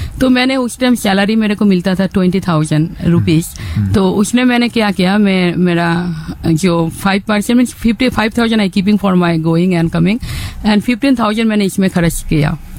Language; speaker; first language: Hindi; non-native, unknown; Bangla